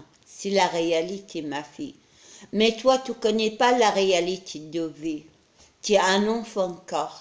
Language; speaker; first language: French; non-native, learner; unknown